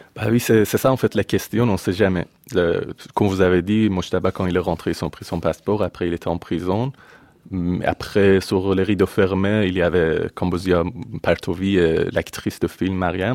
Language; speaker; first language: French; non-native, fluent; Persian